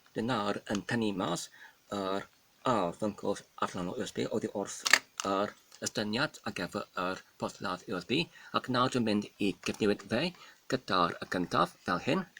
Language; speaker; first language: Welsh; non-native, learner; Polish